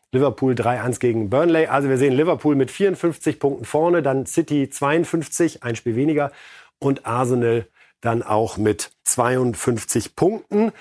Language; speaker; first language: German; native; German